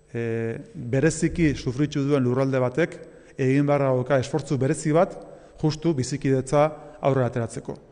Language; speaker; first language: Basque; native; Basque